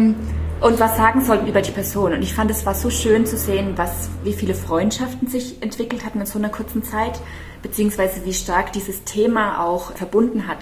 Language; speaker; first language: German; native; German